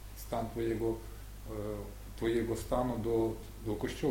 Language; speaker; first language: Polish; non-native, learner; Ukrainian